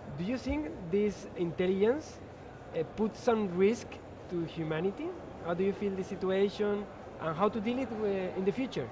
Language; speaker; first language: English; non-native, fluent; Spanish